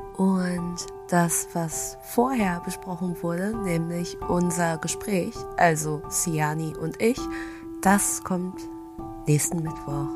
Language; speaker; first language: German; early bilingual, other home language; Vietnamese